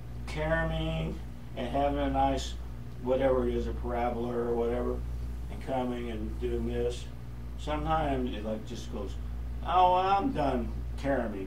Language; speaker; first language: English; native; English